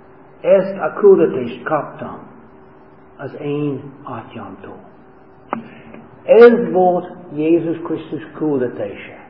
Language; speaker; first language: Hungarian; non-native, fluent; English